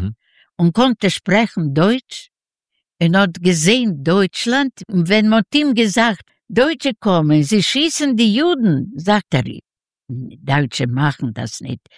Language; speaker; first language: German; non-native, learner; Yiddish